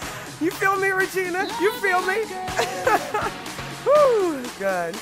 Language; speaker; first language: English; native; English